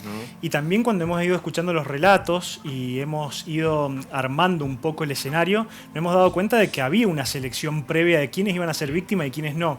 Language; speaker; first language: Spanish; native; Spanish